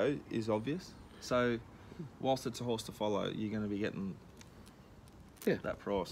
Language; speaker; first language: English; native; English